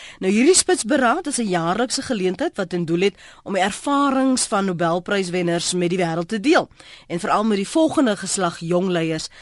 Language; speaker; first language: Afrikaans; native; Afrikaans